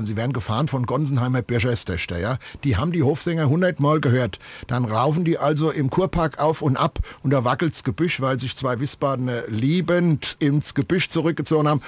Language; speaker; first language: German; native; German